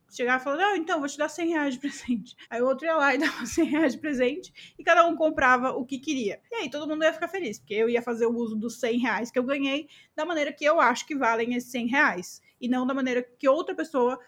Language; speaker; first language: Portuguese; native; Portuguese